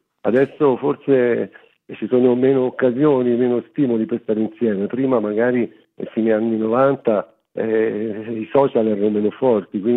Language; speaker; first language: Italian; native; Italian